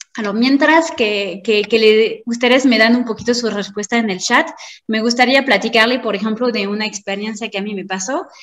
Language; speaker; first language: Spanish; non-native, fluent; French